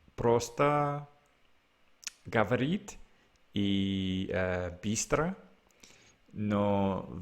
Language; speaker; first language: Russian; non-native, learner; English